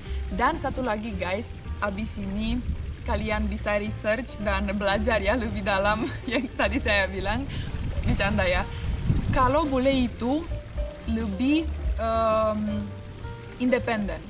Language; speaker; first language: Indonesian; non-native, fluent; Romanian